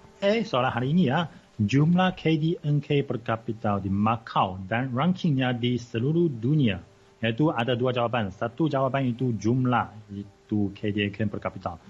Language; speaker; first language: Malay; non-native, fluent; Chinese